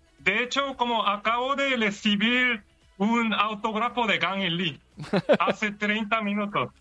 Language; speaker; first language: Spanish; non-native, fluent; Korean